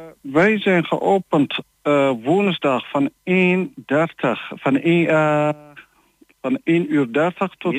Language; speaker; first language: Dutch; non-native, learner; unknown